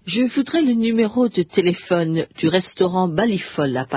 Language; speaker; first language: French; non-native, fluent; Vietnamese